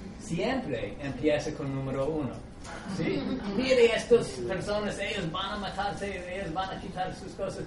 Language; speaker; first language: Spanish; non-native, fluent; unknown